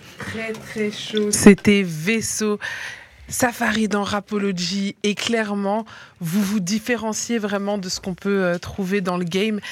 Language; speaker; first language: French; native; French